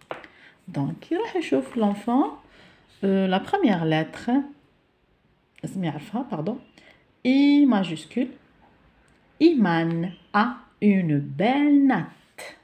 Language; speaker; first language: French; non-native, local second language; Arabic